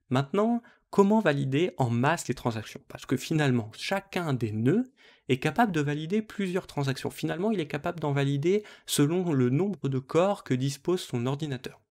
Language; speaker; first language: French; native; French